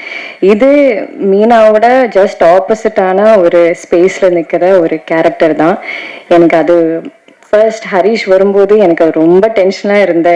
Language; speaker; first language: Tamil; non-native, learner; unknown